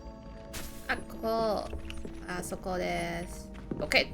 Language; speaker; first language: Japanese; non-native, learner; Chinese